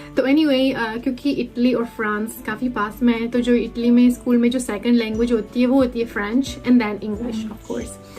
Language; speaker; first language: Hindi; early bilingual, heritage; Hindi